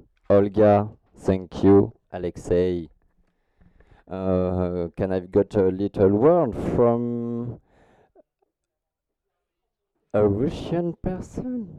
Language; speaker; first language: English; non-native, fluent; French